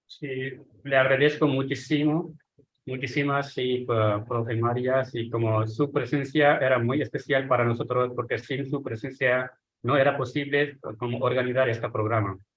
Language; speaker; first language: Spanish; non-native, fluent; Hindi